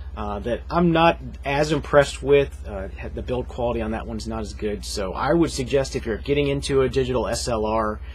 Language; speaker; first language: English; native; English